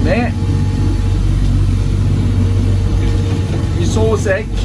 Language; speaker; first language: French; native; French